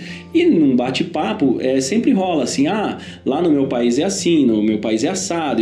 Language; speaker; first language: Portuguese; native; Portuguese